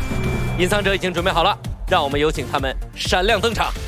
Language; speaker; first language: Chinese; native; Chinese